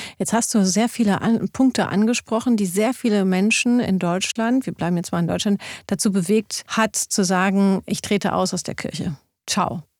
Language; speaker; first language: German; early bilingual, other home language; Arabic